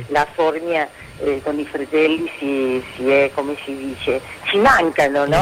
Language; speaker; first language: Italian; native; Italian